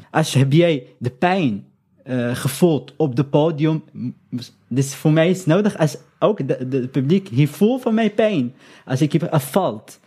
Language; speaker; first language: Dutch; non-native, learner; Arabic